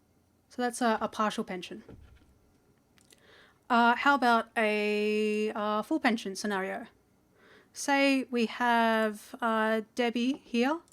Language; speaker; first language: English; native; English